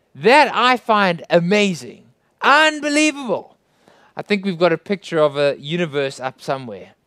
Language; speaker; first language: English; native; English